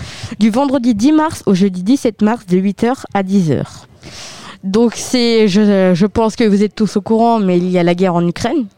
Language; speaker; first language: French; native; French